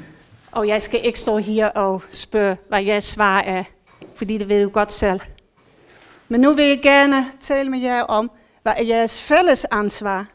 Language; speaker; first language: Danish; non-native, fluent; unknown